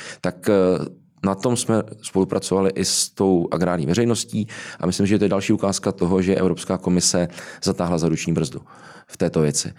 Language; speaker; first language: Czech; native; Czech